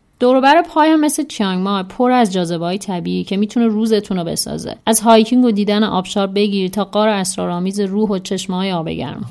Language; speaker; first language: Persian; native; Persian